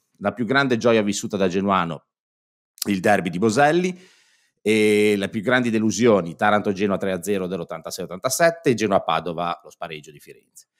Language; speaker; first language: Italian; native; Italian